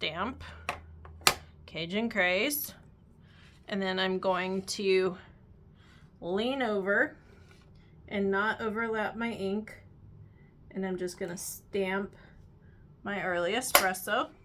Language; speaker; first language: English; native; English